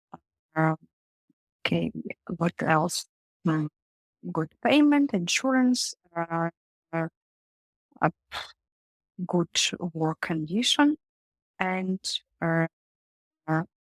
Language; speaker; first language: English; non-native, learner; Russian